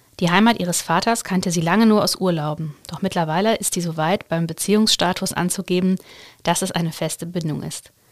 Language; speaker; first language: German; native; German